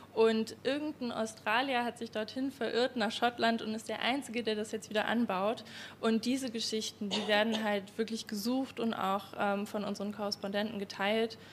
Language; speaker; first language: German; native; German